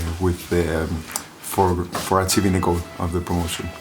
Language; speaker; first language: English; non-native, learner; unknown